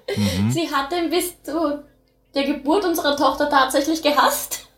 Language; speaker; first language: German; native; German